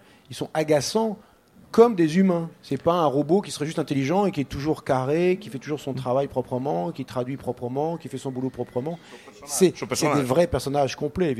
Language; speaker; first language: French; native; French